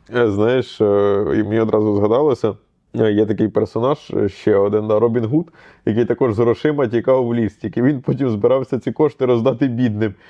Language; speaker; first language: Ukrainian; native; Ukrainian